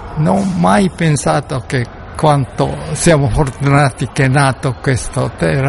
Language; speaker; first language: Italian; non-native, learner; Japanese